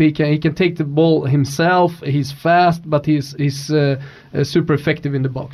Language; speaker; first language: English; non-native, fluent; Swedish